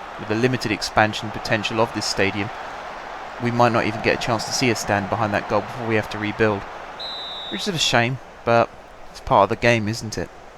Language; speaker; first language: English; native; English